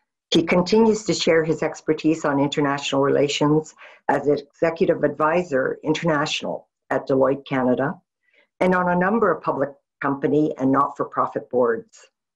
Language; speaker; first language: English; native; English